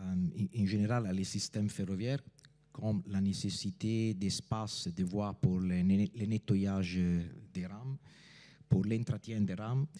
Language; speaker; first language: French; non-native, fluent; Italian